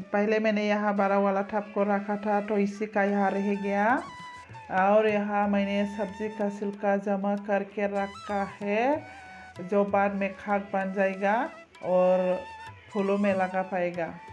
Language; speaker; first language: Hindi; non-native, learner; Bodo